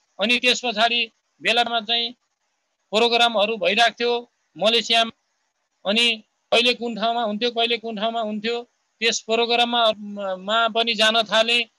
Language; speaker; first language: Nepali; native; Nepali